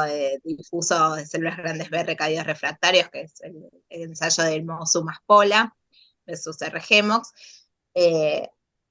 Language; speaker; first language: Spanish; native; Spanish